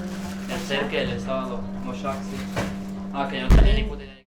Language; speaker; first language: Spanish; native; Spanish